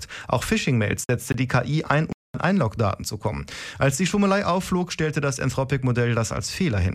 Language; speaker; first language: German; native; German